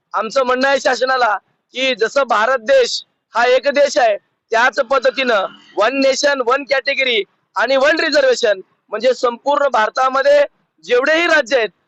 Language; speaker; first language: Marathi; non-native, local second language; Lambadi